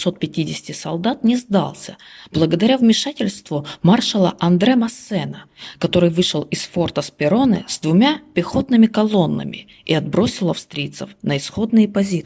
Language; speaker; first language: Russian; native; Russian